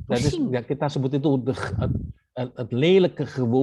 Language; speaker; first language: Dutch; non-native, fluent; Indonesian